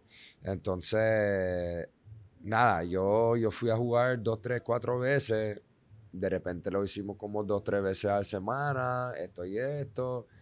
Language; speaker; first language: Spanish; non-native, fluent; Dutch